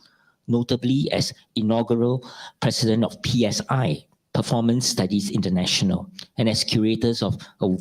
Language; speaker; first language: English; non-native, local second language; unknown